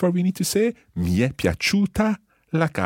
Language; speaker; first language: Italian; non-native, fluent; English